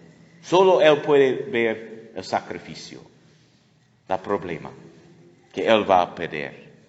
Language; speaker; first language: Spanish; non-native, learner; English